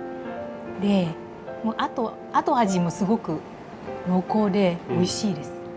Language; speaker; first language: Japanese; non-native, fluent; Vietnamese